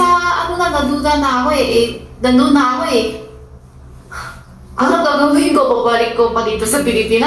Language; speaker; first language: Filipino; non-native, learner; Chinese